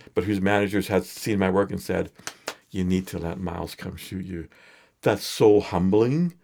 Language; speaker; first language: English; native; English